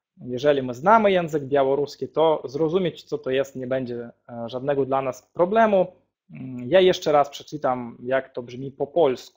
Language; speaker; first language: Polish; non-native, fluent; Russian